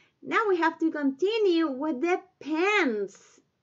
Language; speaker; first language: English; non-native, fluent; Spanish